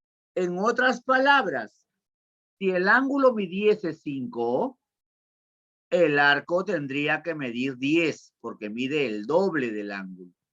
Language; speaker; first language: Spanish; native; Spanish